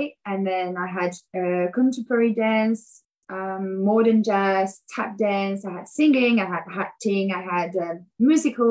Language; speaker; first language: English; non-native, fluent; French